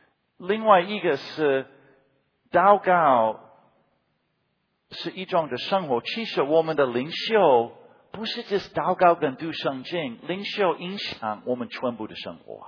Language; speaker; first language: Chinese; non-native, fluent; English